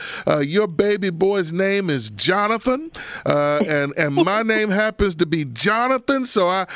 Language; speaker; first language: English; native; English